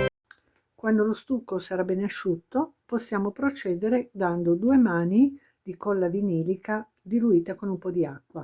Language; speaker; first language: Italian; native; Italian